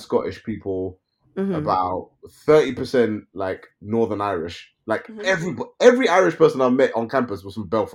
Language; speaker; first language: English; native; English